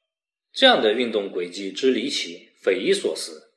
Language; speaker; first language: Chinese; native; Chinese